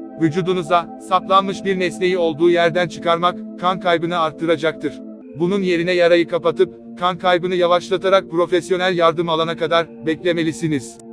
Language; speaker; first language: Turkish; native; Turkish